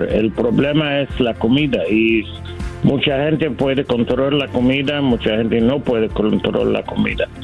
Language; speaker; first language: Spanish; non-native, learner; English